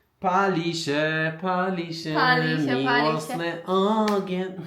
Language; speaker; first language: Polish; non-native, fluent; Persian